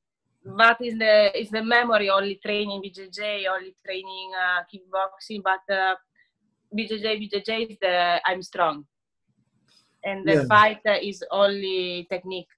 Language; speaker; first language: English; non-native, learner; Italian